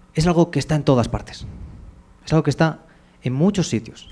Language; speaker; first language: Spanish; native; Spanish